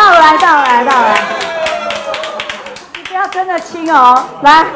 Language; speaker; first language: Chinese; native; Chinese